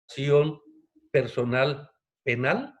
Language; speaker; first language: Spanish; native; Spanish